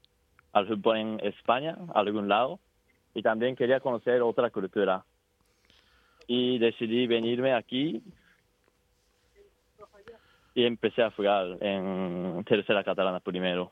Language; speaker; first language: Spanish; non-native, fluent; Japanese